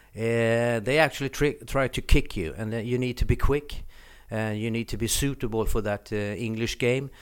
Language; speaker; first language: English; non-native, fluent; Swedish